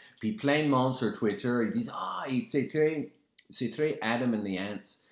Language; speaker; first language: French; native; French